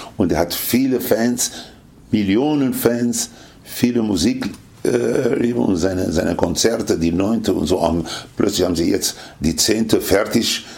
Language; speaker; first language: German; non-native, fluent; Spanish